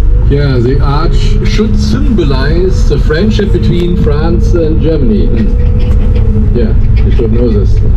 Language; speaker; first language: English; non-native, fluent; German